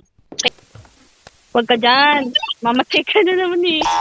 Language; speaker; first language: Filipino; native; Filipino